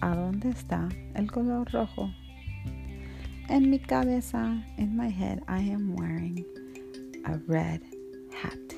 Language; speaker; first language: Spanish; early bilingual, heritage; Spanish